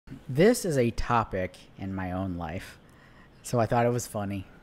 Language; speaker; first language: English; native; English